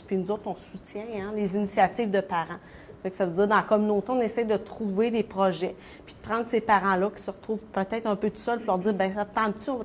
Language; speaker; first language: French; native; French